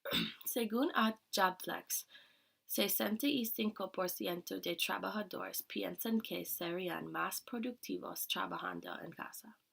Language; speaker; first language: Spanish; non-native, learner; English